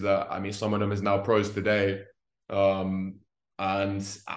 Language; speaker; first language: English; native; English